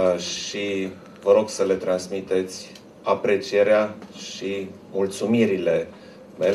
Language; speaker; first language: Romanian; non-native, local second language; German